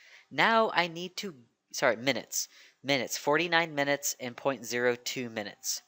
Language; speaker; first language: English; native; English